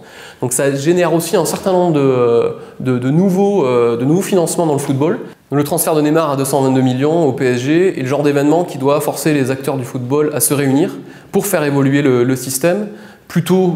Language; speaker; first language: French; native; French